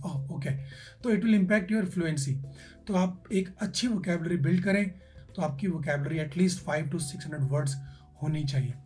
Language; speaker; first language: Hindi; native; Hindi